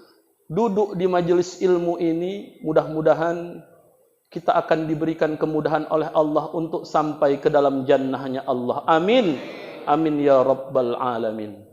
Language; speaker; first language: Indonesian; native; Indonesian